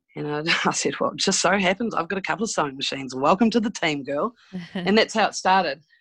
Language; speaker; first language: English; native; English